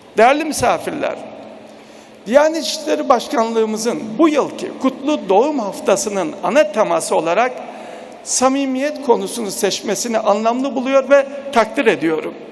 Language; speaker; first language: Turkish; native; Turkish